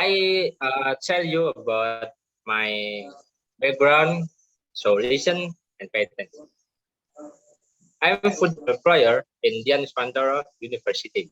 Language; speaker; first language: English; non-native, learner; Indonesian